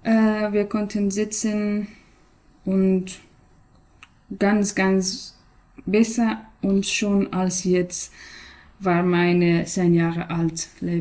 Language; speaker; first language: German; non-native, learner; Persian